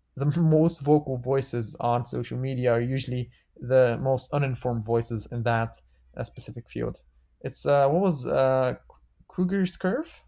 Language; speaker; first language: English; non-native, fluent; Bulgarian